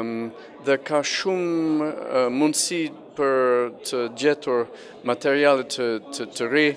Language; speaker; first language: Albanian; non-native, fluent; English